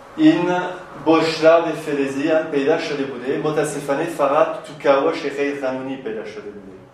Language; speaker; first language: Persian; non-native, fluent; French